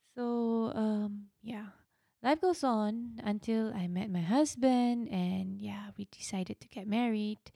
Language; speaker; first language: English; non-native, local second language; Malay